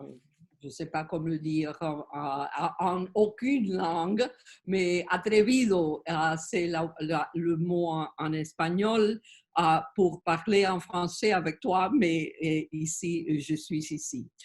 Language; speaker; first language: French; non-native, learner; Spanish